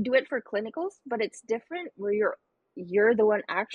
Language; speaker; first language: English; non-native, local second language; Filipino